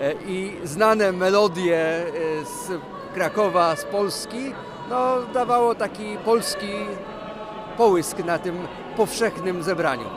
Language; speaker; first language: Polish; native; Polish